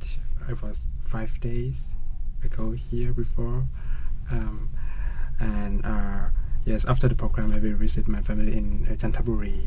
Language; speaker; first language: English; non-native, learner; Thai